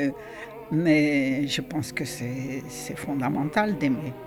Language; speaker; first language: French; native; French